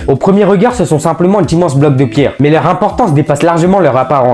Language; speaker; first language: French; native; French